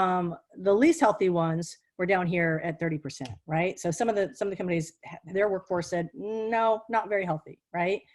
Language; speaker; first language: English; native; English